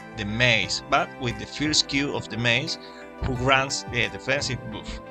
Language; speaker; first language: English; non-native, learner; Spanish